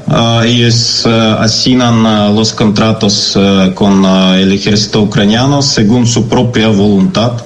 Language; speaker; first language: Spanish; non-native, learner; Ukrainian